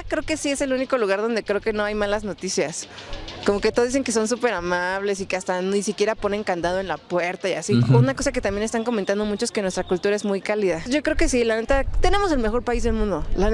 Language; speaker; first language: Spanish; native; Spanish